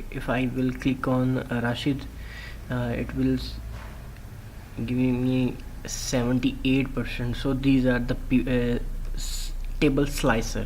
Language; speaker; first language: English; non-native, local second language; Urdu